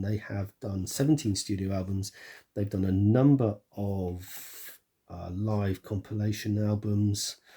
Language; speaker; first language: English; native; English